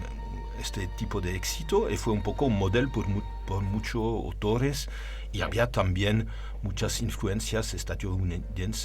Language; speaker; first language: Spanish; non-native, learner; French